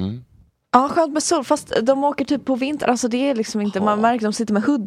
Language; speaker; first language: Swedish; native; Swedish